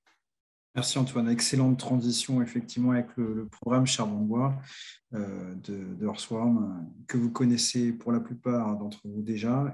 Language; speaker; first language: French; native; French